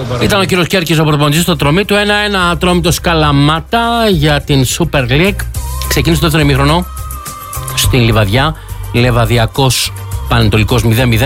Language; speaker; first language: Greek; native; Greek